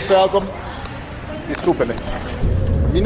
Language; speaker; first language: Spanish; non-native, learner; English